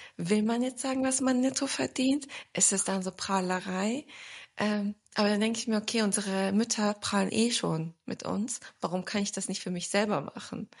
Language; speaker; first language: German; early bilingual, other home language; Turkish